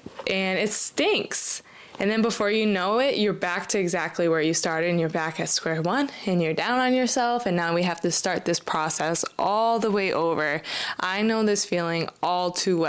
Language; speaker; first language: English; native; English